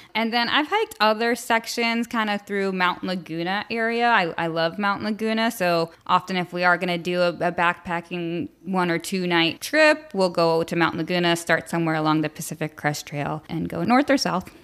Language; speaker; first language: English; native; English